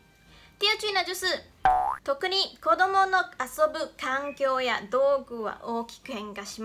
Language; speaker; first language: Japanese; non-native, fluent; Chinese